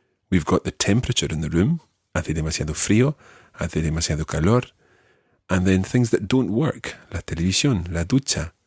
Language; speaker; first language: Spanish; non-native, fluent; English